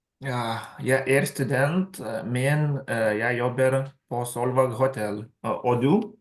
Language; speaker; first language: Norwegian; non-native, learner; Lithuanian